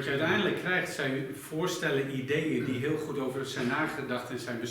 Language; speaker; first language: Dutch; native; Dutch